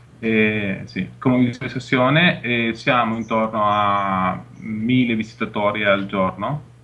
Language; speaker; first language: Italian; non-native, fluent; Spanish